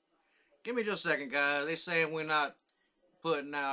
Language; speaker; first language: English; native; English